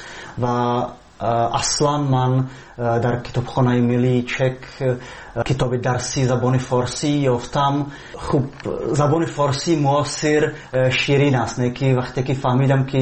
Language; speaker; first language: Persian; non-native, fluent; Czech